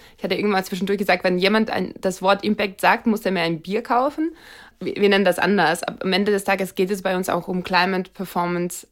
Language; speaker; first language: German; non-native, fluent; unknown